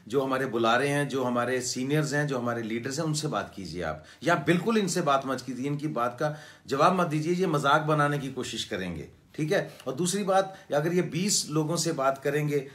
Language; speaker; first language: Hindi; non-native, local second language; Punjabi